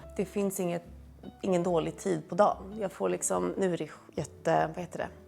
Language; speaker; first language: Swedish; early bilingual, heritage; Swedish